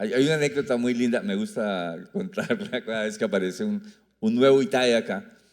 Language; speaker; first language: Spanish; native; Spanish